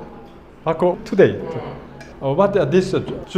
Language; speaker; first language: English; non-native, learner; Korean